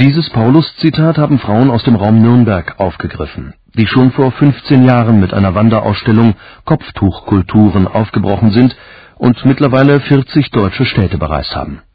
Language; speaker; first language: German; native; German